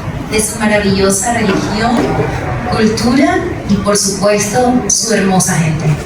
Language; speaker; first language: Spanish; native; Spanish